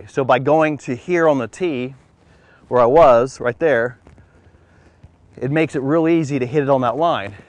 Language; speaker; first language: English; native; English